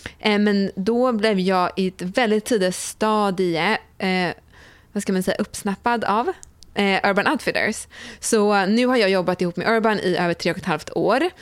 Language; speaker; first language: Swedish; native; Swedish